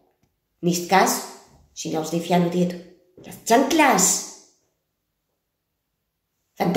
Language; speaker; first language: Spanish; non-native, fluent; Portuguese